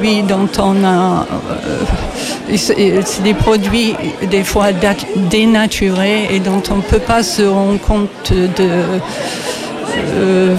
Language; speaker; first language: French; non-native, fluent; English